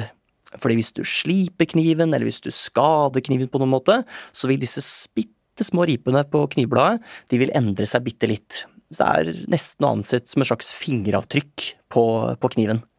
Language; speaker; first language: Norwegian; native; Norwegian